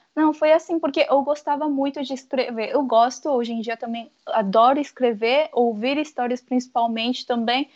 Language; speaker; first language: Portuguese; early bilingual, other home language; Korean